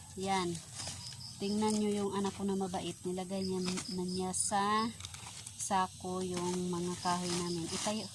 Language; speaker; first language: Filipino; non-native, local second language; Cebuano